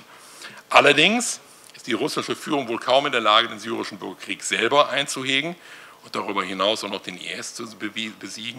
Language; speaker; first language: German; native; German